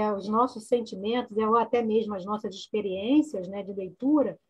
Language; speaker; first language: Portuguese; native; Portuguese